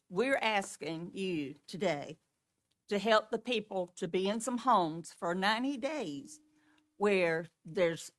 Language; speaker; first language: English; native; English